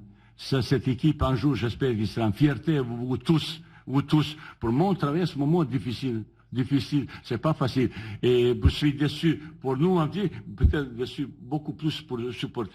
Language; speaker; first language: French; non-native, fluent; Bosnian